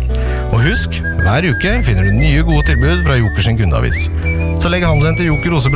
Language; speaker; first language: Norwegian; native; Norwegian